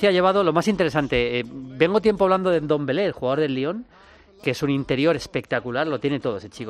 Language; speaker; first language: Spanish; native; Spanish